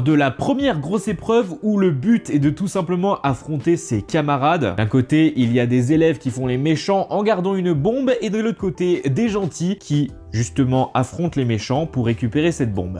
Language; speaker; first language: French; native; French